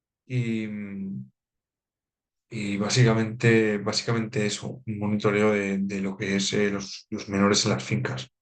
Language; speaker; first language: Spanish; native; Spanish